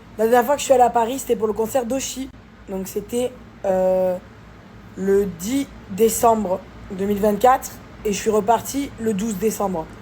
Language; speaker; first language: French; native; French